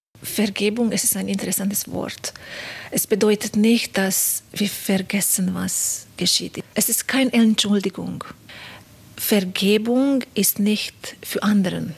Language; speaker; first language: German; non-native, fluent; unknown